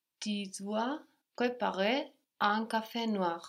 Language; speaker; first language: French; non-native, learner; English